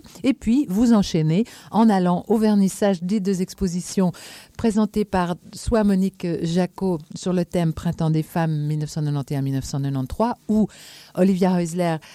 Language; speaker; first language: French; native; French